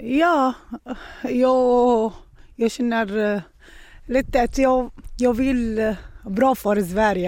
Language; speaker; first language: Swedish; non-native, learner; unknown